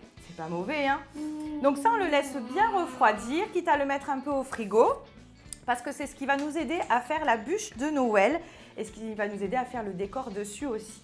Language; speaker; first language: French; native; French